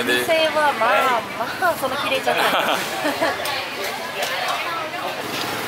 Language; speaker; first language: Japanese; non-native, fluent; Vietnamese